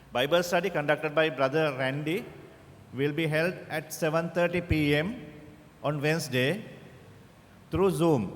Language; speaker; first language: English; non-native, local second language; Sinhala